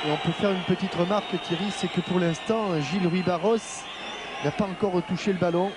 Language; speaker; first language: French; native; French